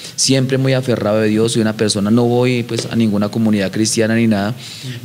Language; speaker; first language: Spanish; native; Spanish